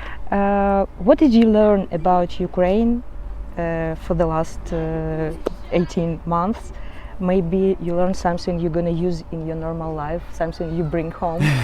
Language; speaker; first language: English; non-native, learner; Ukrainian